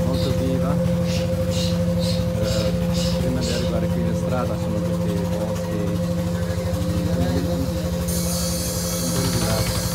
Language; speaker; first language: Italian; non-native, learner; Tibetan